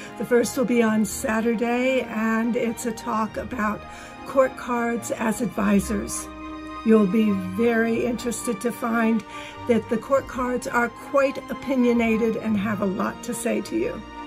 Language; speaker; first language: English; native; English